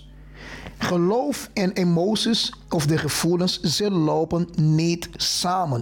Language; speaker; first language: Dutch; non-native, fluent; Portuguese